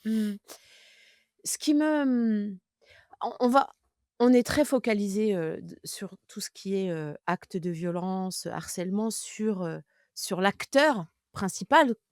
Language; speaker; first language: French; native; French